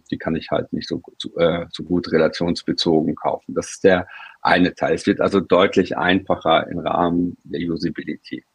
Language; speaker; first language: German; native; German